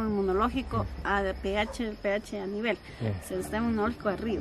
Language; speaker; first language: Spanish; native; Spanish